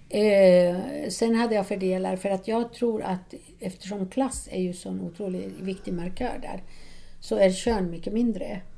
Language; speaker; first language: Swedish; non-native, fluent; Spanish